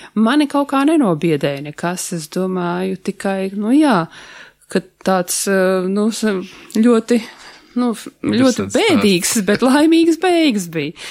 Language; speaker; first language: Latvian; native; Latvian